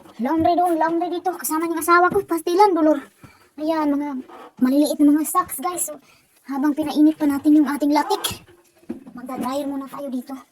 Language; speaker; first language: Filipino; non-native, local second language; Cebuano